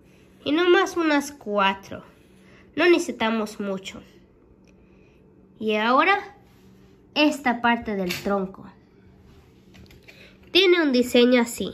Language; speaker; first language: Spanish; early bilingual, heritage; Spanish